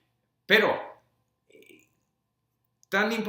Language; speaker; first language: Spanish; non-native, fluent; English